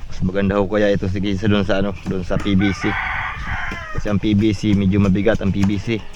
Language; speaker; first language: Filipino; non-native, local second language; Bikol